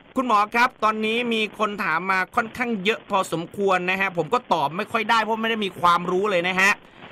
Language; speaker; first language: Thai; native; Thai